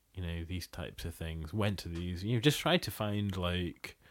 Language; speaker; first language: English; early bilingual, other home language; Bangla